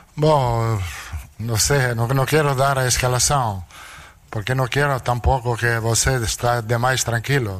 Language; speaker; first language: Portuguese; non-native, learner; Italian